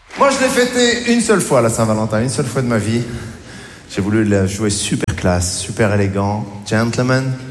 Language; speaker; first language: French; native; French